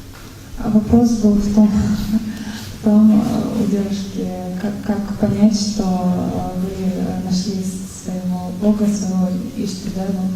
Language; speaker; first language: Russian; native; Russian